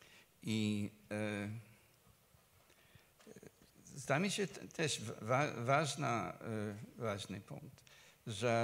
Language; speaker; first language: Polish; non-native, fluent; English